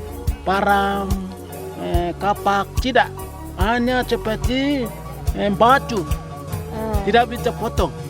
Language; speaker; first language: Indonesian; non-native, local second language; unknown